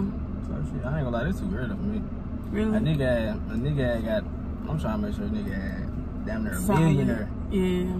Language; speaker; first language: English; native; English